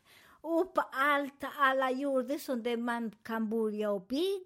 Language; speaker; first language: Swedish; non-native, learner; Spanish